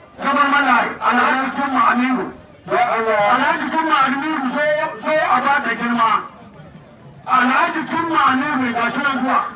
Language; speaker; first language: Hausa; non-native, local second language; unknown